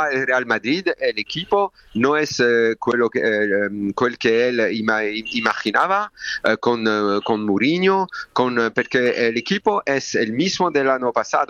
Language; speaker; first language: Spanish; non-native, learner; French